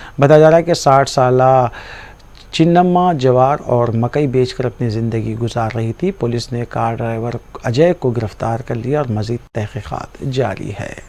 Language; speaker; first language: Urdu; native; Urdu